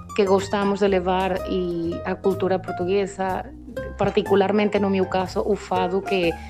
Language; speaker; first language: Portuguese; early bilingual, other home language; Spanish